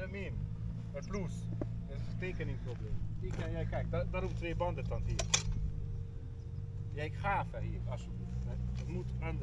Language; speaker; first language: Dutch; non-native, learner; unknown